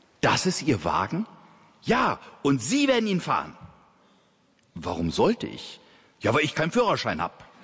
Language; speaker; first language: German; native; German